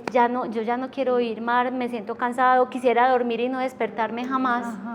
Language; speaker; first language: Spanish; native; Spanish